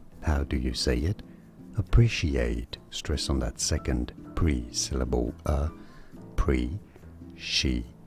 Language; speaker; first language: English; non-native, fluent; French